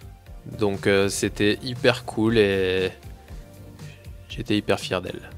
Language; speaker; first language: French; native; French